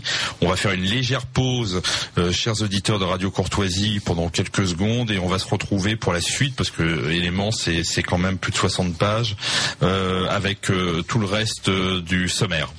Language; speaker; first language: French; native; French